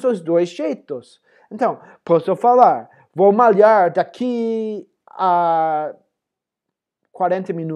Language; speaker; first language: Portuguese; non-native, fluent; English